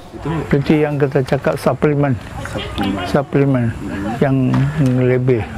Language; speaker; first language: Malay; non-native, local second language; Tamil